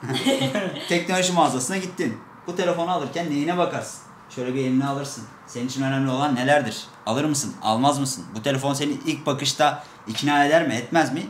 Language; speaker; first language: Turkish; native; Turkish